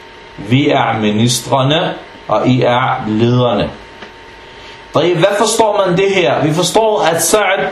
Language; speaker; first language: Danish; non-native, fluent; Arabic